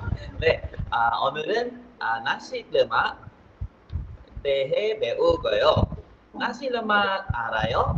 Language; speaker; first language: Korean; non-native, learner; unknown